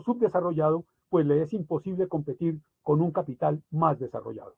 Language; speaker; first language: Spanish; native; Spanish